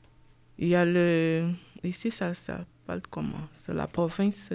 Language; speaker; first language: French; non-native, learner; Portuguese